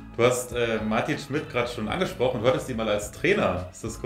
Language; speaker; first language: German; native; German